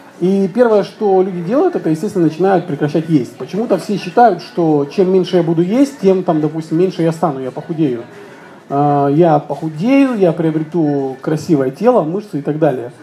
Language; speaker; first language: Russian; native; Russian